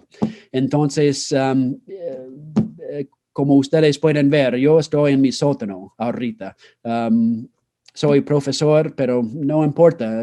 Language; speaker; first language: Spanish; non-native, fluent; English